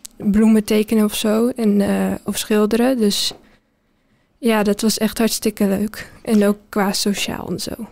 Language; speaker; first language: Dutch; early bilingual, heritage; Dutch